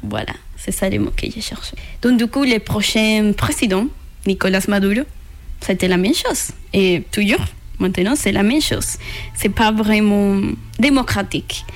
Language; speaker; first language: French; non-native, learner; Spanish